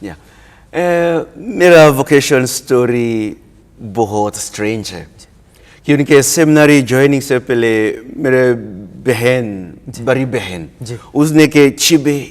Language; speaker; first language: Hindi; non-native, learner; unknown